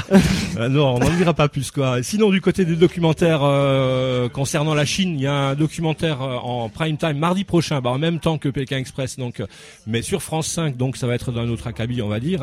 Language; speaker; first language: French; native; French